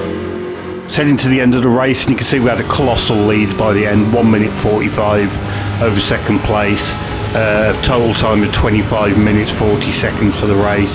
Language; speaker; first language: English; native; English